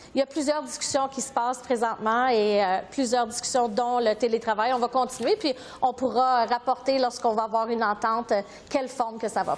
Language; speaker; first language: French; native; French